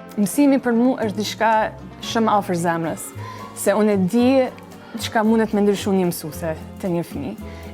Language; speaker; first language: Albanian; early bilingual, other home language; English